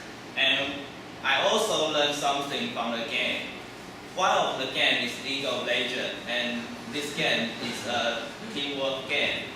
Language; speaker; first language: English; non-native, learner; Chinese